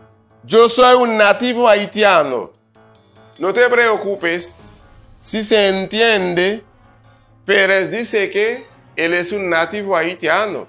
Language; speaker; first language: Spanish; non-native, fluent; Haitian Creole